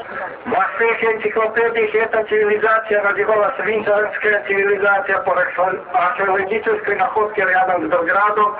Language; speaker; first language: Russian; non-native, fluent; Serbian